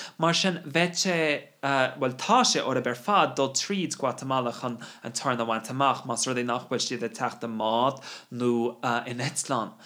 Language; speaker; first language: Irish; non-native, local second language; English